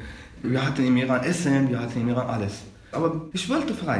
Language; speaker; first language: German; non-native, learner; Persian